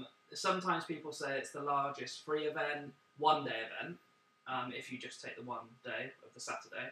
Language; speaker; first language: English; native; English